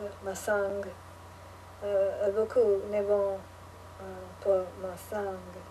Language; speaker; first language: French; non-native, learner; English